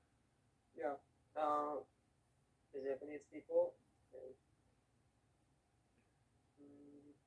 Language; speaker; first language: English; non-native, learner; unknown